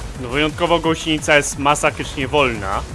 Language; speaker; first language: Polish; native; Polish